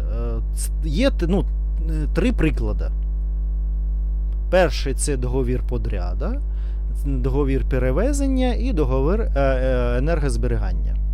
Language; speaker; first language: Ukrainian; non-native, learner; Russian